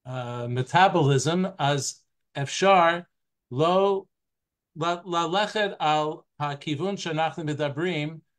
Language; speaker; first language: Hebrew; non-native, fluent; English